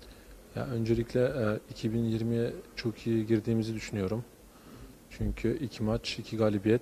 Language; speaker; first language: Turkish; early bilingual, heritage; Turkish